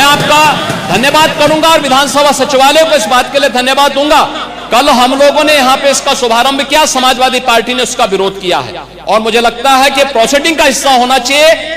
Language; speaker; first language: Hindi; native; Hindi